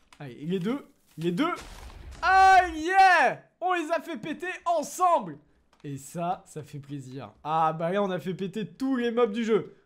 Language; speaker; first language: French; native; French